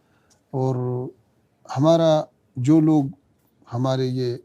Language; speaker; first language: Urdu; non-native, learner; Pashto